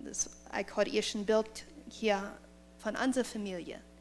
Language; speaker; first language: German; non-native, learner; Plautdietsch